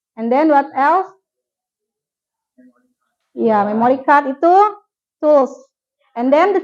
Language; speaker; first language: English; non-native, fluent; Indonesian